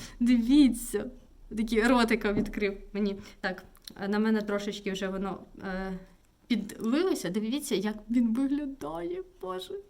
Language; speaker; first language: Ukrainian; non-native, local second language; Russian